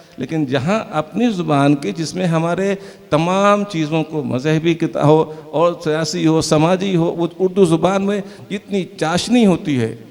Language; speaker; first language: Urdu; native; Urdu